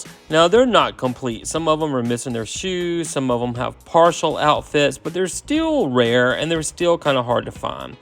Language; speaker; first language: English; native; English